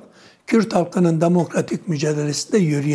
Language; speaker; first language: Turkish; non-native, local second language; Kurdish